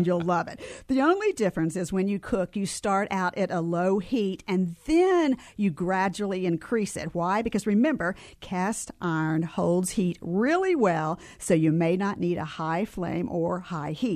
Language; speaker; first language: English; native; English